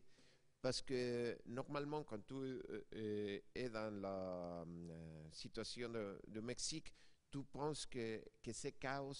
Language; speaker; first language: French; non-native, fluent; Spanish